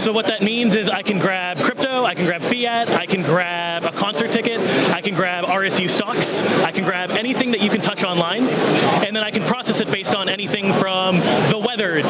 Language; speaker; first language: English; native; English